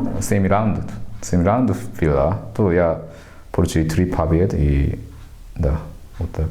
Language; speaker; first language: Russian; non-native, learner; Japanese